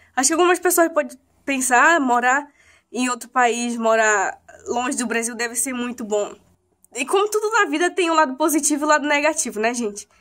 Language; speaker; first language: Portuguese; native; Portuguese